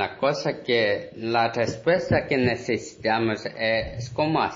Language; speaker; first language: Spanish; non-native, learner; Korean